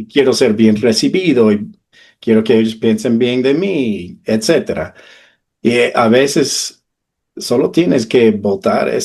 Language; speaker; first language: Spanish; non-native, fluent; English